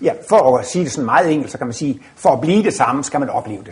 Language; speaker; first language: Danish; native; Danish